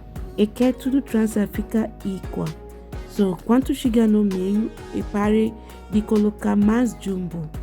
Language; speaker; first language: Portuguese; non-native, learner; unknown